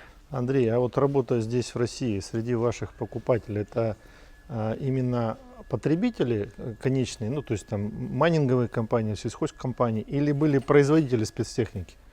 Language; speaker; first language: Russian; native; Russian